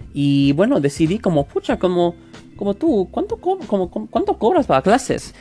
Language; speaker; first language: Spanish; non-native, fluent; English